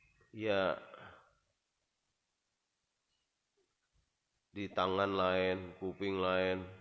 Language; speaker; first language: Indonesian; native; Indonesian